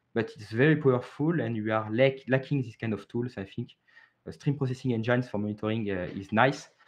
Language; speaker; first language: English; non-native, fluent; French